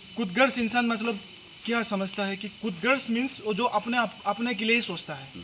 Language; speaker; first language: Hindi; non-native, local second language; Mising